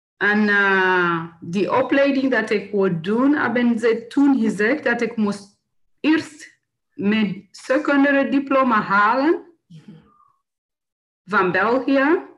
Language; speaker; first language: Dutch; non-native, learner; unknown